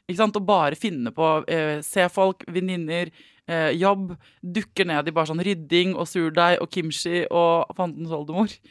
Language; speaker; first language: Norwegian; native; Norwegian